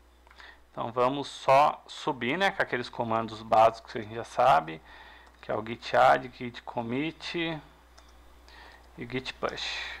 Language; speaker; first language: Portuguese; native; Portuguese